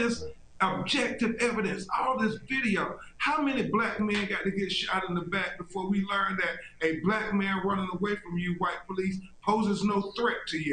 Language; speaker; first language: English; native; English